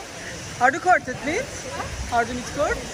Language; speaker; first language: Norwegian; non-native, learner; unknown